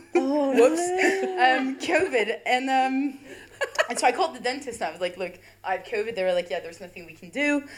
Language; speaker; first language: English; non-native, fluent; French